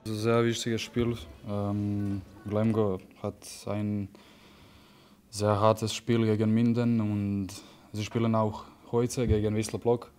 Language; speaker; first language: German; non-native, fluent; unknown